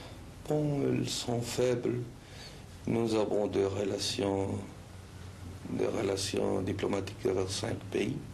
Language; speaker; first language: French; non-native, fluent; Spanish